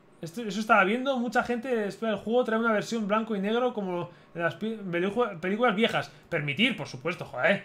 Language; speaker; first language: Spanish; native; Spanish